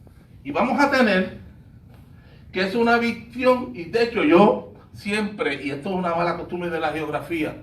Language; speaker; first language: Spanish; native; Spanish